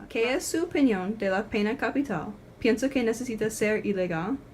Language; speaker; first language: Spanish; non-native, learner; English